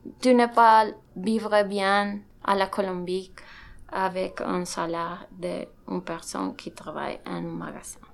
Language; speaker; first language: French; non-native, learner; Spanish